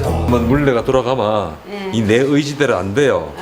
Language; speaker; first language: Korean; native; Korean